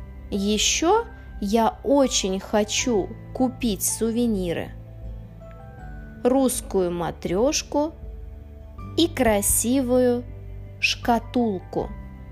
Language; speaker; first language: Russian; native; Russian